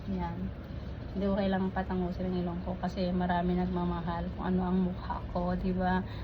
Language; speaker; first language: Filipino; non-native, local second language; Iloko